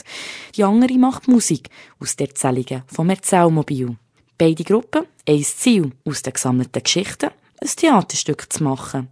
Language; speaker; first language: German; native; German